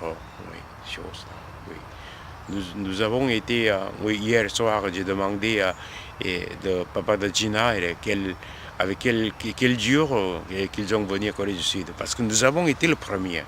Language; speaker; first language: French; non-native, learner; Korean